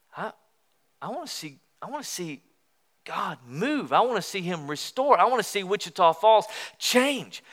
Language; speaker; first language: English; native; English